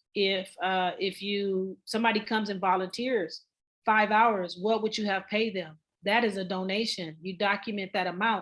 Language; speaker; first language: English; native; English